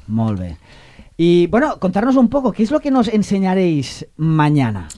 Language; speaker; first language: Spanish; non-native, local second language; Catalan